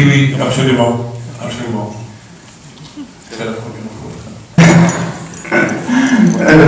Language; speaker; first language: French; non-native, fluent; Swedish